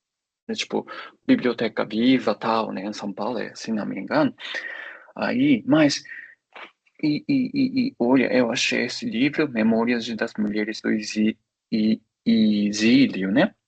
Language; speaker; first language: Portuguese; non-native, fluent; Japanese